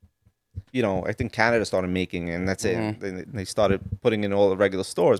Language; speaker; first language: English; early bilingual, other home language; Italian